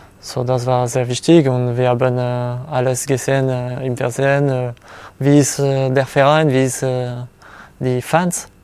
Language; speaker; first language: German; non-native, learner; French